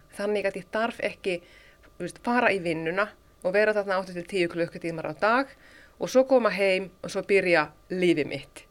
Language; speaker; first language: Icelandic; non-native, fluent; Finnish